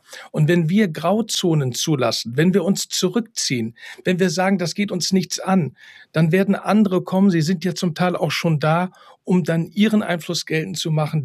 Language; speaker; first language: German; native; German